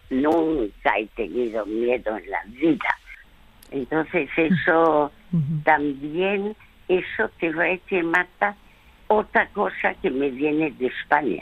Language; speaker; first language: Spanish; early bilingual, other home language; French